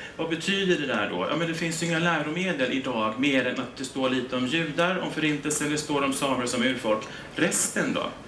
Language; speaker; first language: Swedish; native; Swedish